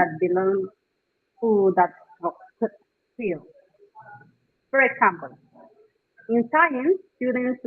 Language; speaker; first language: English; non-native, fluent; Spanish